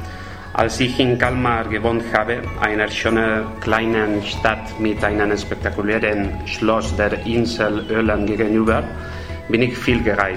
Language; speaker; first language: German; non-native, fluent; Spanish